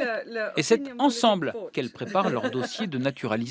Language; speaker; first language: French; native; French